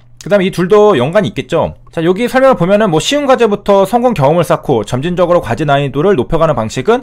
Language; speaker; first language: Korean; native; Korean